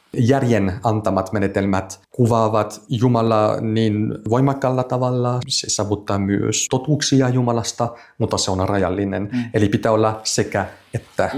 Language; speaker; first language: Finnish; non-native, fluent; French